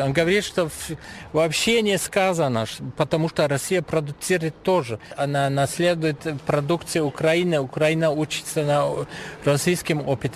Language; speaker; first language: Russian; non-native, fluent; German